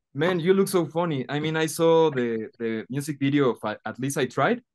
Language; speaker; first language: English; non-native, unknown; Spanish